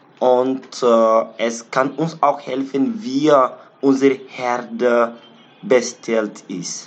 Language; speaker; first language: German; non-native, learner; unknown